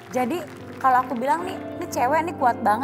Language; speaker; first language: Indonesian; native; Indonesian